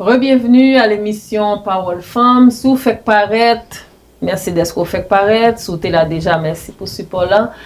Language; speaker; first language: French; non-native, local second language; Haitian Creole